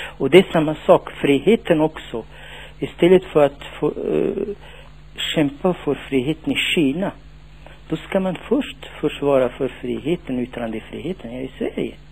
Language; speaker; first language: Swedish; non-native, fluent; Tachelhit